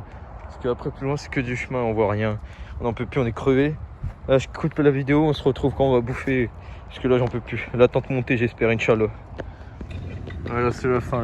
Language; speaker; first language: French; native; French